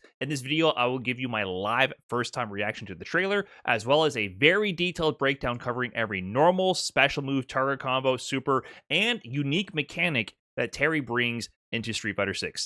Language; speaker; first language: English; native; English